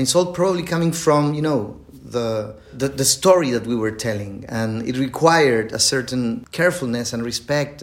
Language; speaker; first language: English; non-native, fluent; Spanish